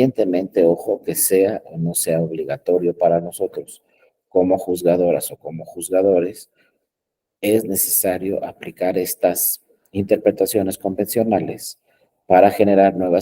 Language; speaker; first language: Spanish; native; Spanish